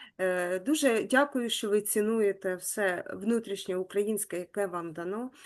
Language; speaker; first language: Ukrainian; native; Ukrainian